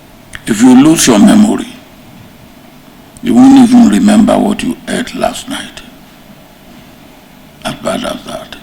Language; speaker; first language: English; non-native, local second language; Yoruba